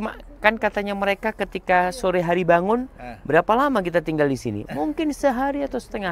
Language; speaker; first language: Indonesian; native; Indonesian